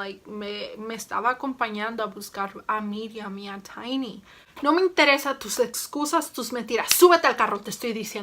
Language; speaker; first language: Spanish; early bilingual, heritage; Spanish